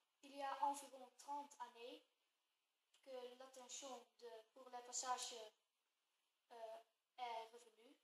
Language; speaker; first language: French; non-native, learner; Dutch